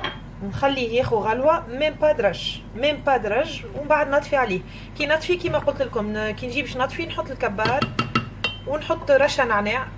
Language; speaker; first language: Arabic; native; Arabic